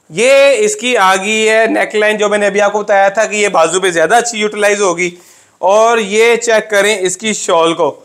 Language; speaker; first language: Urdu; non-native, local second language; Punjabi